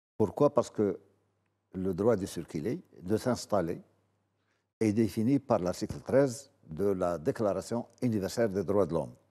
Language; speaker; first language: French; non-native, local second language; Arabic